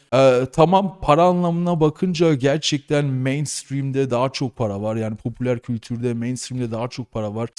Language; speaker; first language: Turkish; early bilingual, heritage; Turkish